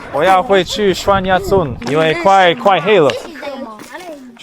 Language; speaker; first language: Chinese; non-native, learner; English